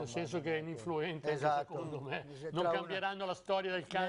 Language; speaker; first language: Italian; native; Italian